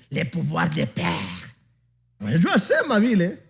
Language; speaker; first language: French; non-native, local second language; Swahili